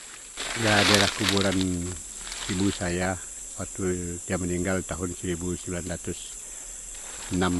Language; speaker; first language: Indonesian; non-native, local second language; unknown